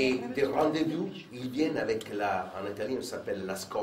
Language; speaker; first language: French; non-native, fluent; Italian